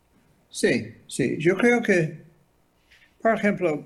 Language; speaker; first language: Spanish; non-native, fluent; English